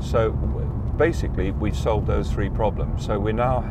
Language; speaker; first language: English; native; English